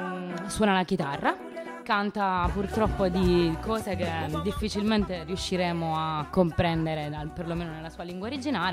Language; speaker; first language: Italian; native; Italian